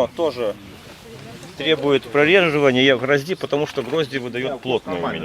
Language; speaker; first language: Russian; native; Russian